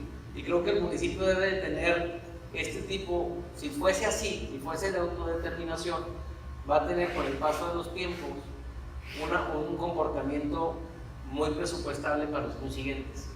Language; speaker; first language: Spanish; native; Spanish